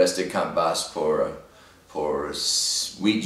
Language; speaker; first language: French; non-native, learner; English